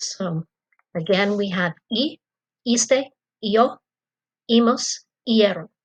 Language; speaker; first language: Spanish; non-native, fluent; English